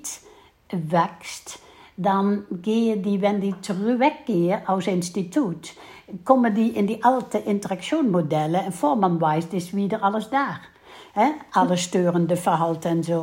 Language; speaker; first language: German; non-native, fluent; Dutch